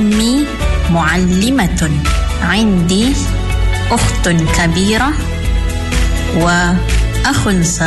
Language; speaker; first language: Arabic; non-native, fluent; Malay